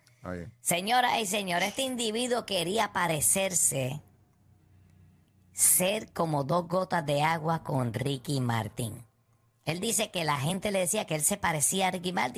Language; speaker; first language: Spanish; native; Spanish